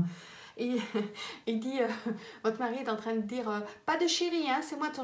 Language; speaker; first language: French; native; French